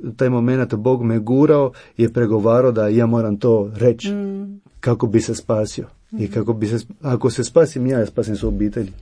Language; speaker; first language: Croatian; non-native, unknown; Italian